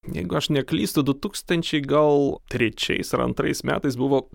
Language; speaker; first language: Lithuanian; non-native, local second language; Polish